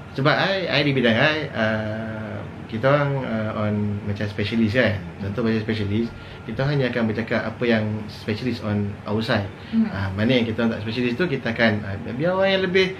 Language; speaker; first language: Malay; native; Malay